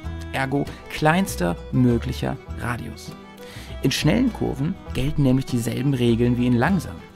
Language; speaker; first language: German; native; German